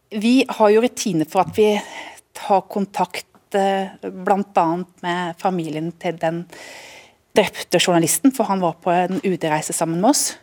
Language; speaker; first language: Norwegian; native; Norwegian